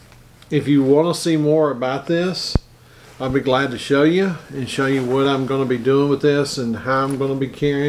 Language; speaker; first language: English; native; English